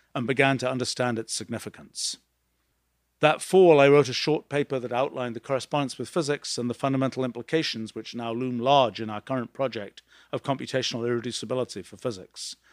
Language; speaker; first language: English; native; English